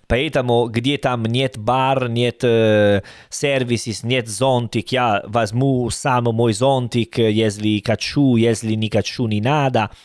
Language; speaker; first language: Russian; non-native, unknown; Italian